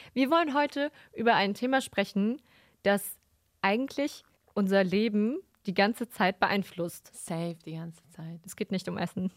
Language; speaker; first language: German; early bilingual, other home language; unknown